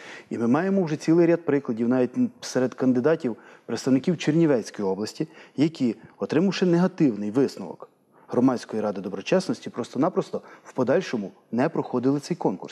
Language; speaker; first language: Ukrainian; native; Ukrainian